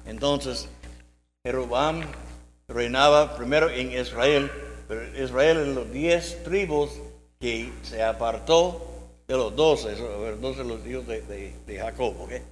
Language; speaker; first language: Spanish; non-native, learner; English